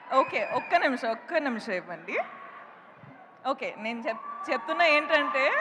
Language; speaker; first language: Telugu; non-native, local second language; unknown